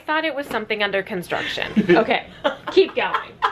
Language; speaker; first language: English; native; English